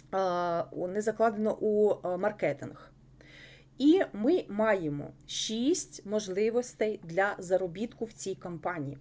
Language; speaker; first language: Ukrainian; non-native, local second language; Russian